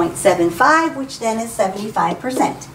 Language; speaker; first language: English; native; English